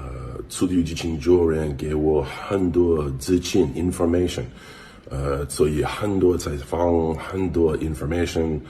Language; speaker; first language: Chinese; non-native, learner; English